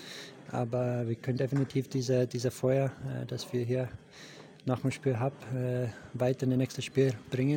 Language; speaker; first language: German; non-native, fluent; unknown